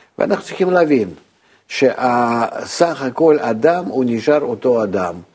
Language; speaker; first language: Hebrew; non-native, fluent; Russian